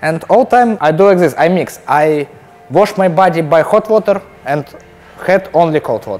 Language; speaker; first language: English; non-native, learner; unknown